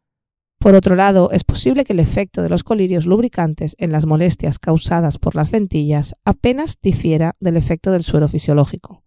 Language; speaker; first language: Spanish; native; Spanish